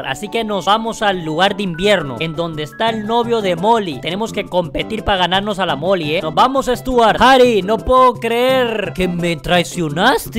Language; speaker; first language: Spanish; native; Spanish